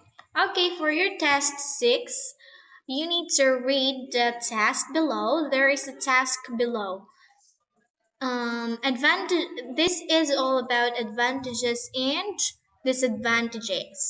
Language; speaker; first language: English; non-native, fluent; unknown